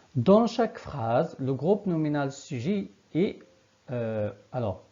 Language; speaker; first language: French; non-native, local second language; Arabic